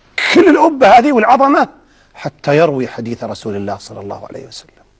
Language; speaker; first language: Arabic; native; Arabic